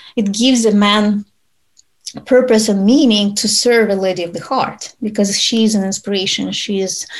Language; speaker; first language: English; non-native, fluent; Ukrainian